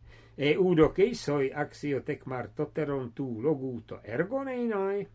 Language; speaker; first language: Greek; non-native, fluent; English